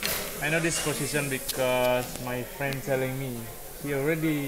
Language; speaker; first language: English; non-native, learner; Indonesian